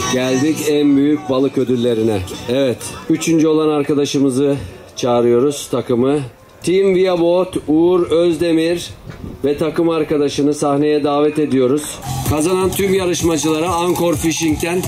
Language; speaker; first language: Turkish; native; Turkish